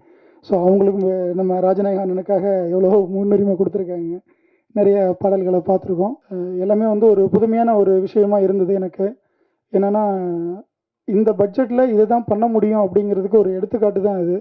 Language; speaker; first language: Tamil; native; Tamil